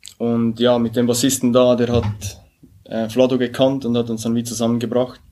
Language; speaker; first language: German; native; German